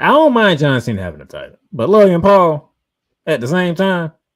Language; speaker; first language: English; native; English